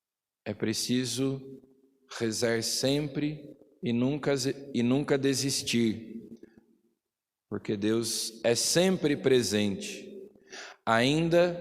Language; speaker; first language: Portuguese; native; Portuguese